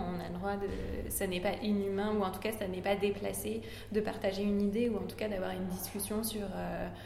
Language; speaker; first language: French; native; French